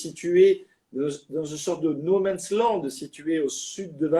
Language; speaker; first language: French; native; French